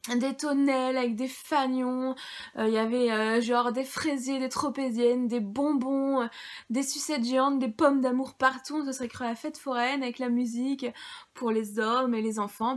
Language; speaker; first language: French; native; French